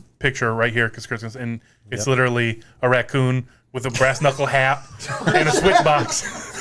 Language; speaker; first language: English; native; English